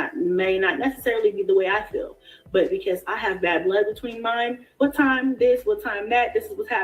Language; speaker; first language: English; native; English